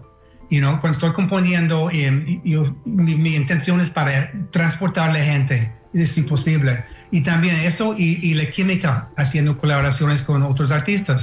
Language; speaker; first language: Spanish; non-native, fluent; English